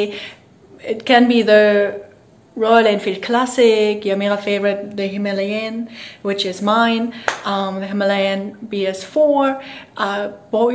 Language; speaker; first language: Hindi; non-native, learner; German